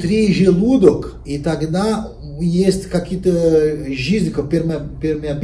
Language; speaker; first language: Russian; non-native, learner; Portuguese